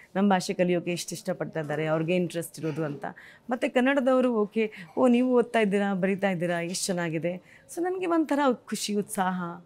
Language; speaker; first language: Kannada; non-native, fluent; Hindi